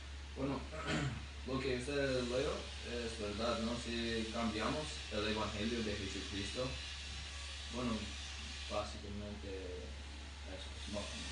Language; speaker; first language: Spanish; non-native, learner; English